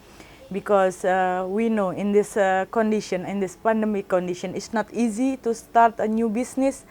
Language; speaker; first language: English; non-native, learner; Indonesian